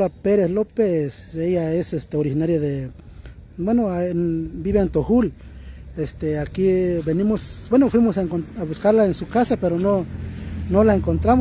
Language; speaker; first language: Spanish; native; Spanish